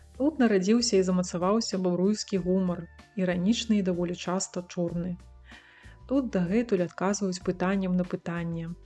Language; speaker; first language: Belarusian; native; Belarusian